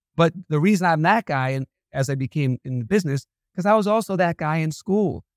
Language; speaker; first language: English; native; English